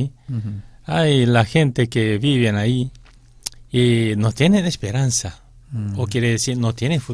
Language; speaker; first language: Spanish; non-native, fluent; Korean